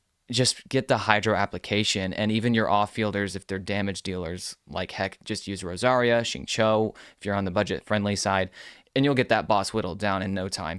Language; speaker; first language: English; native; English